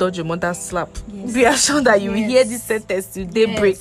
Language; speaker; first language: English; non-native, local second language; Igbo